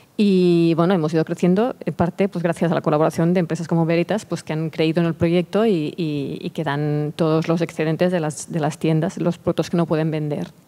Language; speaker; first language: Spanish; non-native, local second language; Catalan